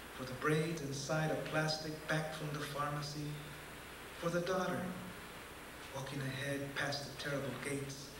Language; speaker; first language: English; early bilingual, other home language; Spanish